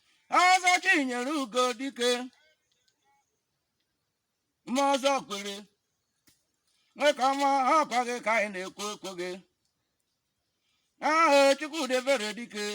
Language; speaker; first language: Igbo; native; Igbo